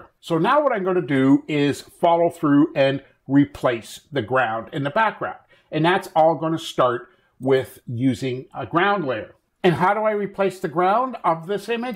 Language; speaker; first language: English; native; English